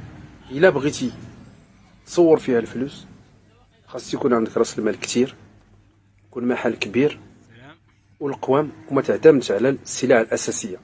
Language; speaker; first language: Arabic; native; Arabic